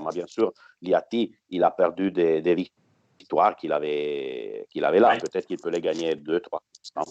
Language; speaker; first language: French; non-native, fluent; Italian